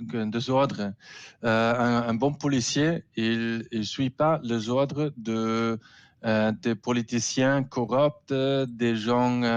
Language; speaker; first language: French; non-native, learner; German